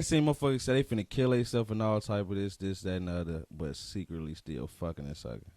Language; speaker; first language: English; native; English